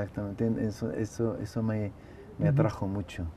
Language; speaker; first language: Spanish; non-native, fluent; English